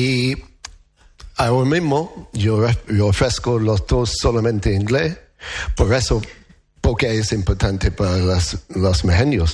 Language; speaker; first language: Spanish; non-native, learner; English